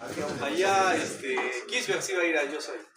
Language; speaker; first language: Spanish; native; Spanish